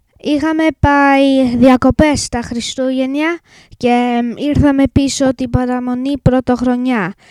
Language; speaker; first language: Greek; early bilingual, heritage; English